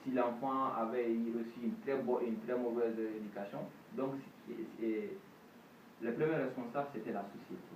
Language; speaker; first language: French; non-native, local second language; Bambara